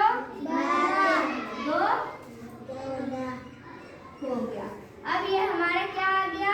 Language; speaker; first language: Hindi; native; Hindi